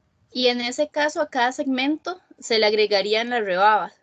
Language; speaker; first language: Spanish; native; Spanish